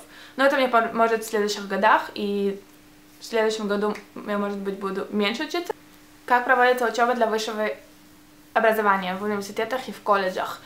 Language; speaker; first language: Russian; early bilingual, heritage; Russian